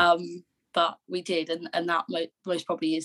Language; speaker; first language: English; native; English